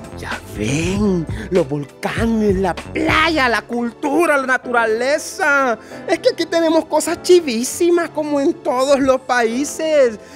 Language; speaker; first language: Spanish; native; Spanish